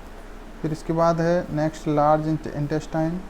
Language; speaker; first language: Hindi; native; Hindi